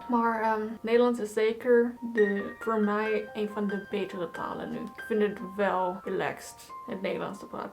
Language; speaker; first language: Dutch; non-native, fluent; German